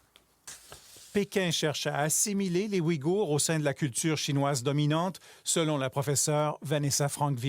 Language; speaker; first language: French; native; French